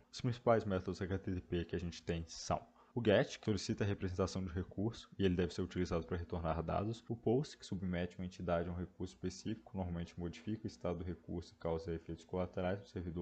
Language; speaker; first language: Portuguese; native; Portuguese